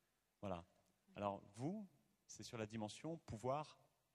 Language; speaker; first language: French; native; French